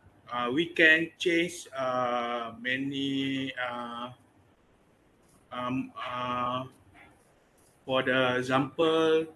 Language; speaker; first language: English; non-native, learner; Malay